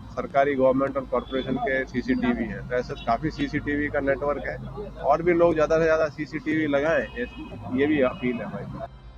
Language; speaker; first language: Hindi; non-native, local second language; Gujarati